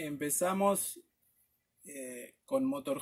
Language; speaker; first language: Portuguese; non-native, learner; Spanish